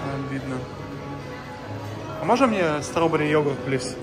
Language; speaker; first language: Russian; native; Russian